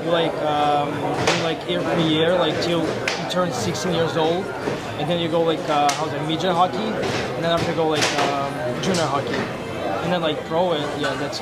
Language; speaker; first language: English; non-native, learner; Russian